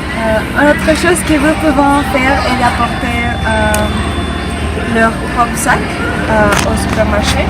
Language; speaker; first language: French; non-native, learner; Spanish